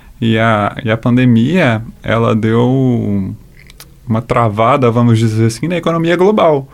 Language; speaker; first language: Portuguese; native; Portuguese